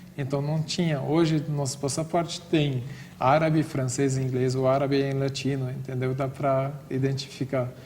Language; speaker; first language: Portuguese; non-native, fluent; Arabic